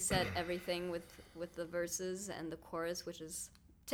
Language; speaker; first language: English; non-native, fluent; German